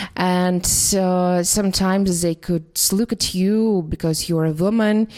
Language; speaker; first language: English; non-native, fluent; Russian